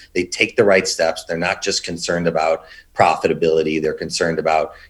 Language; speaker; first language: English; native; English